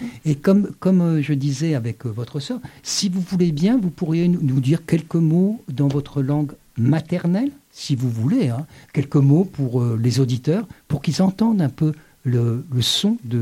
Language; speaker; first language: French; native; French